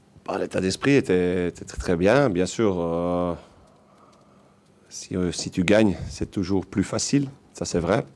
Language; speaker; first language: French; non-native, local second language; Dutch